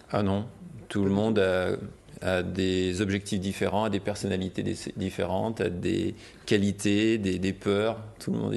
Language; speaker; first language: French; native; French